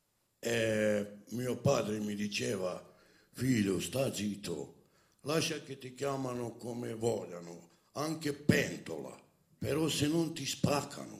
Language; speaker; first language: Italian; non-native, fluent; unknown